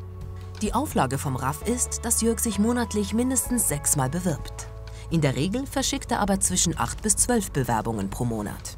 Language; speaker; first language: German; native; German